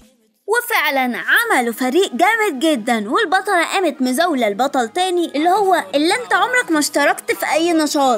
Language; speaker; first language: Arabic; native; Arabic